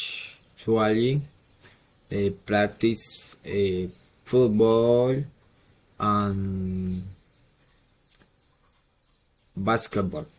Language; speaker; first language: English; non-native, learner; Spanish